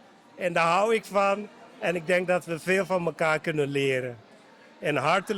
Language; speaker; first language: Dutch; non-native, local second language; Papiamento